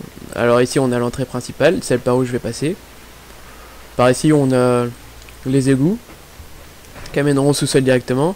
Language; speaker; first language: French; native; French